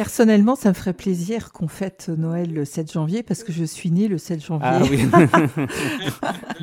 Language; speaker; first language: French; native; French